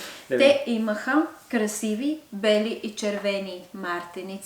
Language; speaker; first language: Bulgarian; non-native, fluent; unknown